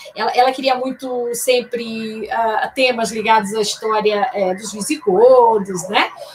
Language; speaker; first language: Portuguese; native; Portuguese